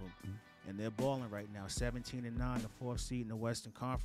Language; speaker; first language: English; native; English